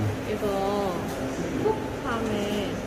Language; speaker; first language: Korean; non-native, learner; Vietnamese